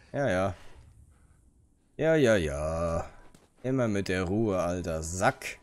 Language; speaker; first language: German; native; German